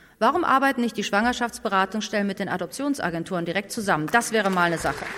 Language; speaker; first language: German; native; German